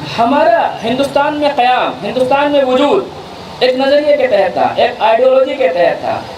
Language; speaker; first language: Urdu; native; Urdu